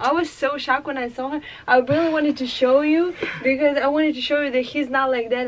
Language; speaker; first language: English; non-native, fluent; Russian